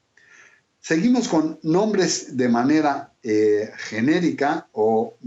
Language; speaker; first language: Spanish; native; Spanish